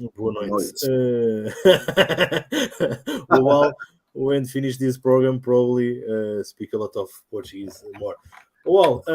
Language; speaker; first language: English; non-native, learner; Portuguese